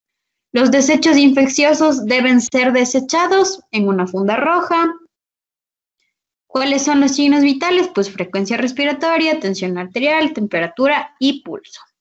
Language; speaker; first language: Spanish; native; Spanish